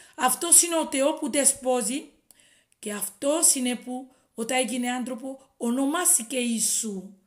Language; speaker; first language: Greek; non-native, fluent; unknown